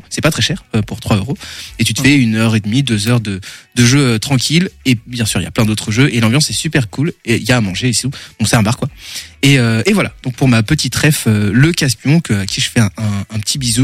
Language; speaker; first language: French; native; French